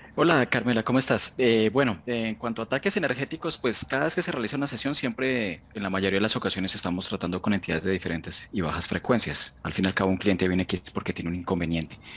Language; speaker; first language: Spanish; native; Spanish